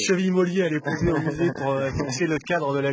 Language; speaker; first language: French; native; French